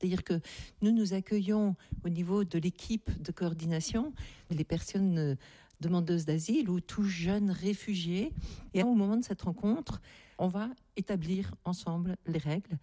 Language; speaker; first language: French; native; French